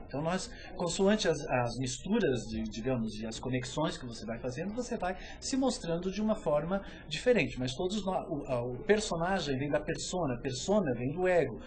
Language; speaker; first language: Portuguese; native; Portuguese